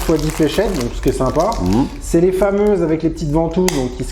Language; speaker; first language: French; native; French